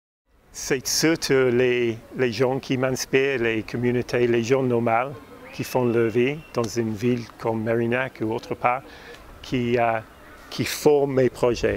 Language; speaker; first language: French; non-native, fluent; English